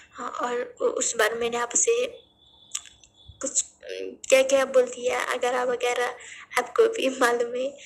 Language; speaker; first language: Hindi; non-native, learner; Nepali